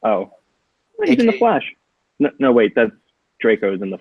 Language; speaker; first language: English; native; English